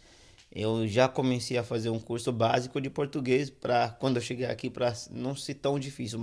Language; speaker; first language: Portuguese; non-native, fluent; Haitian Creole